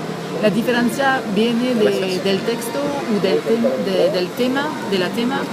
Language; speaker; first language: Spanish; non-native, learner; French